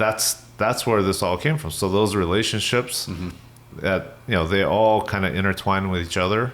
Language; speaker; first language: English; native; English